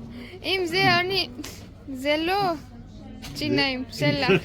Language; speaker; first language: Hebrew; non-native, learner; Gujarati